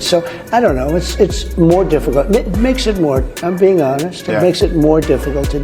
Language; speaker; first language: English; native; English